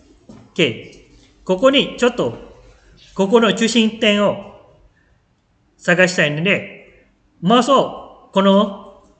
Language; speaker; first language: Japanese; non-native, fluent; Malay